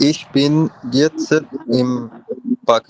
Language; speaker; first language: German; non-native, learner; Urdu